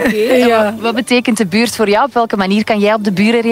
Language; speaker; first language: Dutch; native; Dutch